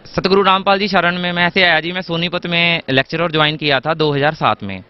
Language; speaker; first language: Hindi; native; Hindi